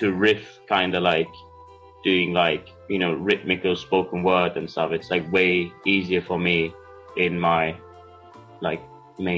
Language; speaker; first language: English; non-native, fluent; German